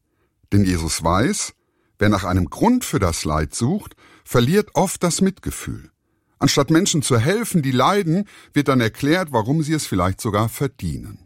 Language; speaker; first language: German; native; German